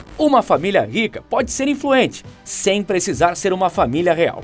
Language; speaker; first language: Portuguese; native; Portuguese